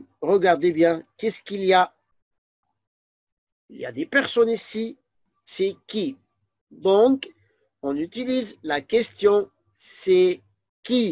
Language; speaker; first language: French; non-native, fluent; Arabic